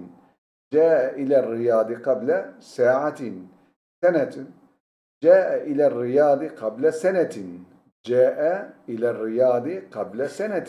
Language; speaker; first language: Arabic; non-native, fluent; Turkish